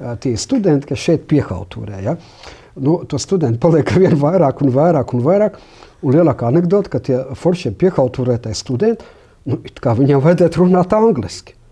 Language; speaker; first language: Latvian; non-native, local second language; Russian